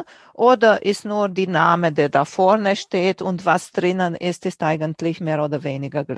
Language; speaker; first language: German; non-native, fluent; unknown